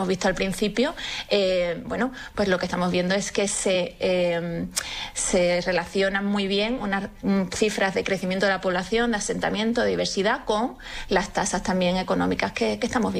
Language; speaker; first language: Spanish; native; Spanish